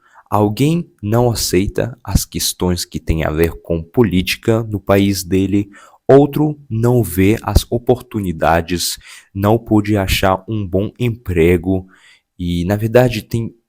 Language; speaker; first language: Portuguese; non-native, fluent; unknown